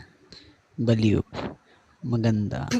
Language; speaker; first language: Filipino; non-native, learner; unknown